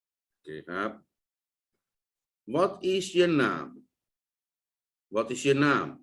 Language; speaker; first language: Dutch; non-native, fluent; Thai